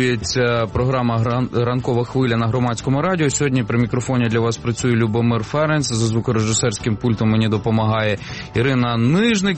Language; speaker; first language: Ukrainian; native; Ukrainian